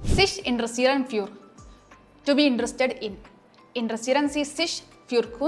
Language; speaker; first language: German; non-native, fluent; Malayalam